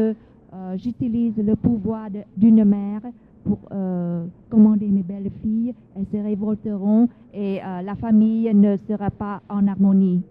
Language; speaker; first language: French; non-native, fluent; Vietnamese